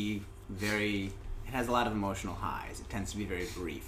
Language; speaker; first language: English; native; English